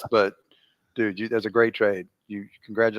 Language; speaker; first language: English; native; English